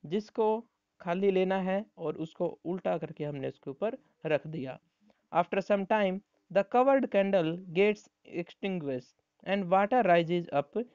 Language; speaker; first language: Hindi; native; Hindi